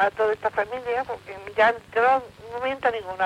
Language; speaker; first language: Spanish; native; Spanish